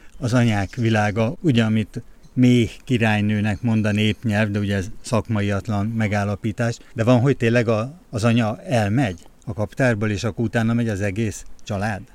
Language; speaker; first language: Hungarian; native; Hungarian